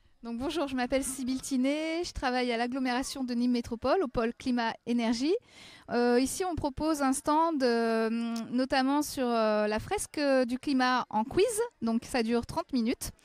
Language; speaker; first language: French; native; French